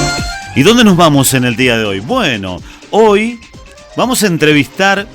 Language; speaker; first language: Spanish; native; Spanish